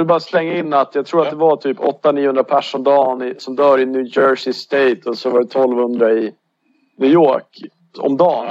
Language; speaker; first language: Swedish; native; Swedish